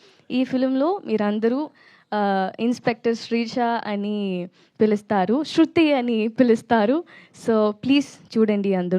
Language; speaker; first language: Telugu; non-native, learner; Tamil